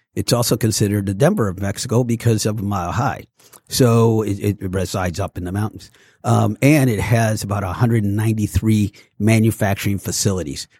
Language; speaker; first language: English; early bilingual, other home language; Spanish